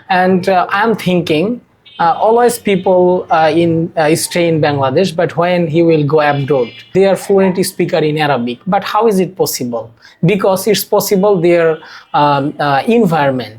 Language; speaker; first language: English; non-native, learner; Bangla